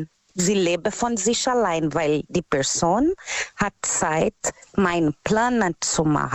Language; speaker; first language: German; non-native, learner; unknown